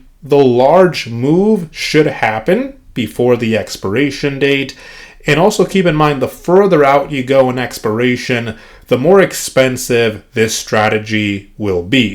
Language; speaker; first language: English; native; English